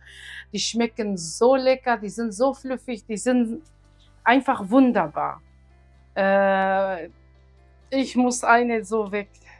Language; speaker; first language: German; non-native, learner; Aramaic